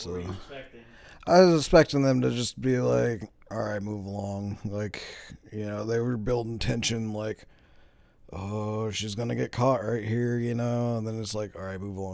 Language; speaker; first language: English; native; English